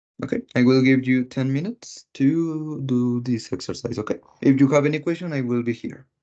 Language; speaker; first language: English; non-native, fluent; Spanish